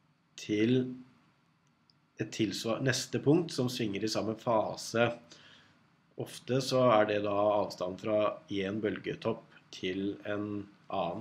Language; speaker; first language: Norwegian; native; Norwegian